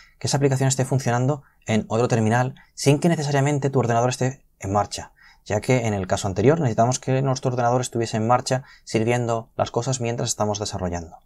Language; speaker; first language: Spanish; native; Spanish